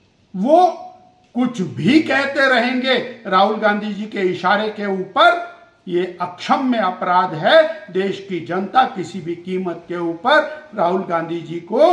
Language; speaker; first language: Hindi; native; Hindi